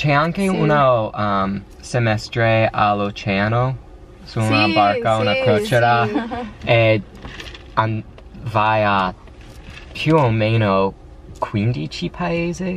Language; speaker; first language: Italian; non-native, learner; English